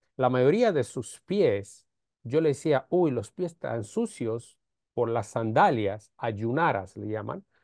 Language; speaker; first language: Spanish; non-native, fluent; Romanian